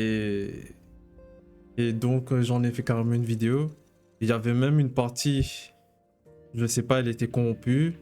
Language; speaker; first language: French; native; French